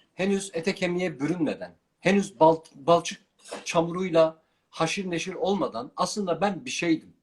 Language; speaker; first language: Turkish; non-native, local second language; Kurdish